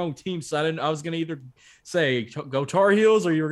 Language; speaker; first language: English; native; English